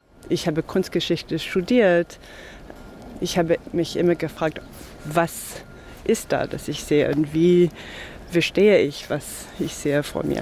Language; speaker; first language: German; non-native, fluent; English